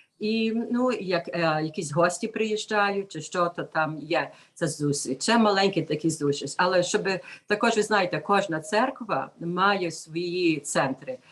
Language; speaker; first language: Ukrainian; early bilingual, heritage; Ukrainian